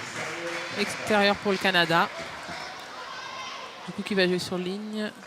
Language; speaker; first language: French; native; French